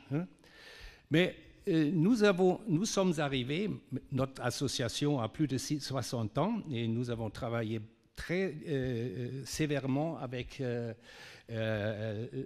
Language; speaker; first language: French; non-native, fluent; German